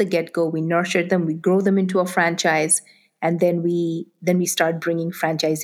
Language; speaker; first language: English; non-native, local second language; Bangla